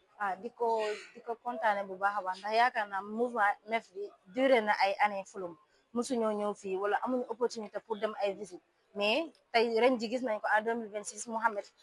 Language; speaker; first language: Wolof; non-native, local second language; Serer